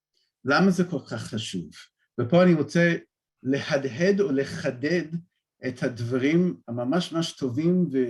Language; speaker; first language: Hebrew; non-native, fluent; English